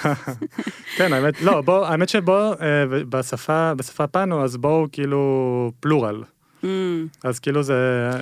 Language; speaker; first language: Hebrew; early bilingual, other home language; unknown